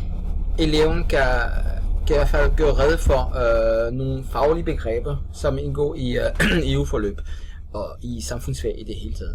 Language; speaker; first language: Danish; non-native, fluent; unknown